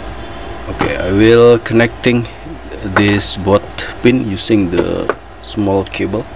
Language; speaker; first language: English; non-native, learner; Indonesian